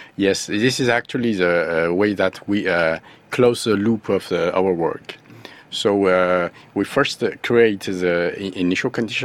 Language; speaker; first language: English; non-native, fluent; Chinese